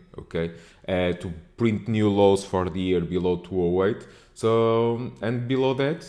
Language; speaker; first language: English; non-native, fluent; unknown